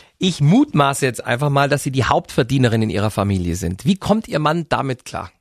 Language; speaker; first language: German; native; German